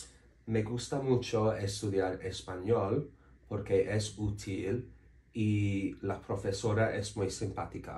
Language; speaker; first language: Spanish; non-native, learner; English